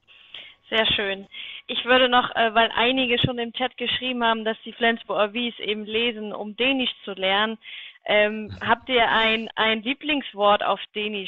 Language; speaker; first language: German; native; German